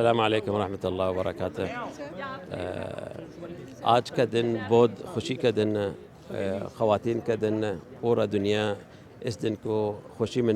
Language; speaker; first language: Hindi; non-native, fluent; Arabic